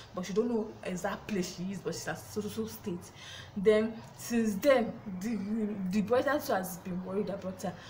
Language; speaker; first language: English; non-native, local second language; Yoruba